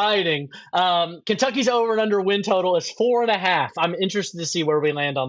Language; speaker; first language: English; native; English